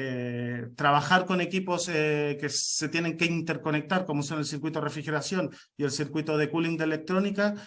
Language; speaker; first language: Spanish; native; Spanish